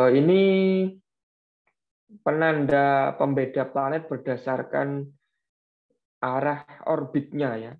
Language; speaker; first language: Indonesian; native; Indonesian